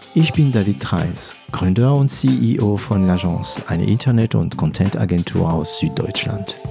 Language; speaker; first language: German; non-native, fluent; French